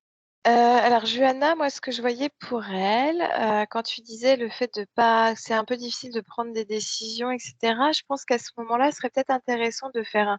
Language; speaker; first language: French; native; French